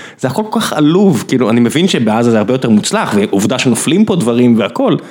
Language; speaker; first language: Hebrew; native; Hebrew